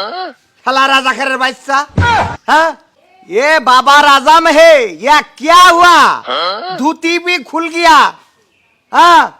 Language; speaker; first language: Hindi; non-native, learner; Bangla